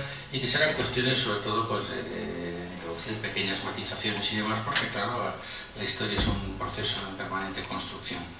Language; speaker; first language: Spanish; native; Spanish